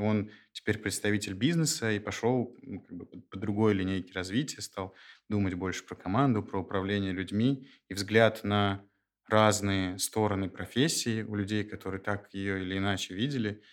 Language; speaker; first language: Russian; native; Russian